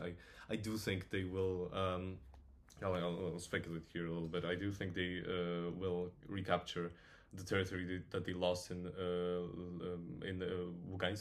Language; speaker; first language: English; non-native, fluent; Polish